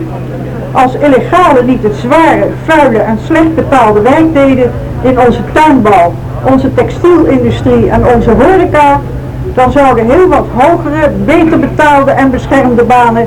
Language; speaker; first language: Dutch; native; Dutch